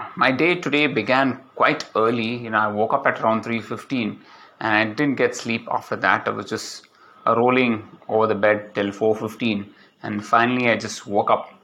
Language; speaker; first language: English; non-native, local second language; Malayalam